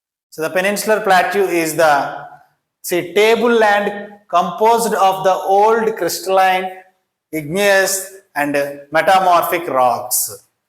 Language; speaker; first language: English; non-native, local second language; Telugu